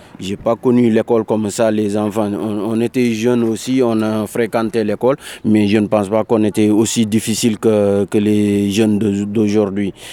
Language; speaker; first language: French; non-native, local second language; Wolof